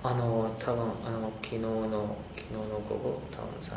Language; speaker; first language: Japanese; non-native, learner; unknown